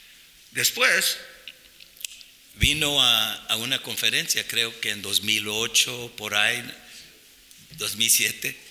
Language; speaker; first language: Spanish; non-native, fluent; English